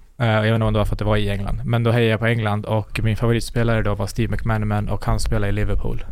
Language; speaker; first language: Swedish; early bilingual, other home language; Kurdish